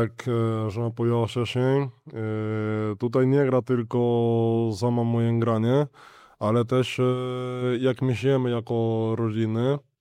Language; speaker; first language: Polish; non-native, learner; Spanish